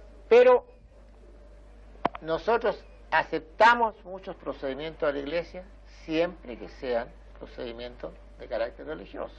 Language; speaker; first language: Spanish; native; Spanish